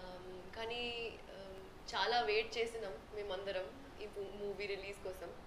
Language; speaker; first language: Telugu; non-native, local second language; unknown